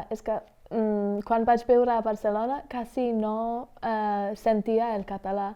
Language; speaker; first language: Catalan; non-native, fluent; English